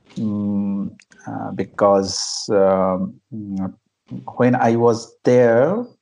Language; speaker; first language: English; non-native, local second language; Bangla